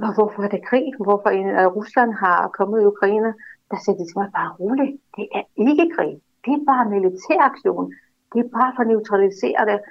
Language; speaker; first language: Danish; non-native, fluent; Russian